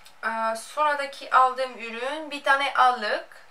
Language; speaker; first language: Turkish; non-native, fluent; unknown